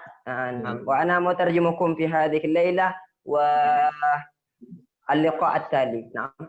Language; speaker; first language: Arabic; non-native, fluent; Indonesian